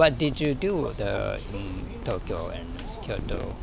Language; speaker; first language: English; non-native, learner; Japanese